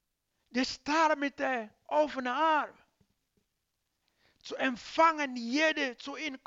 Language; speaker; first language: German; non-native, learner; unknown